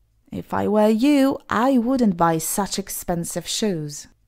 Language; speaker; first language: English; non-native, fluent; Polish